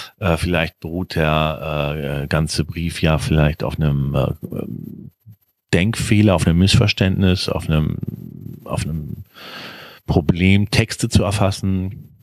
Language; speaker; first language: German; native; German